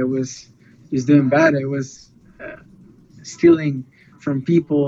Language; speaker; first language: English; non-native, fluent; Spanish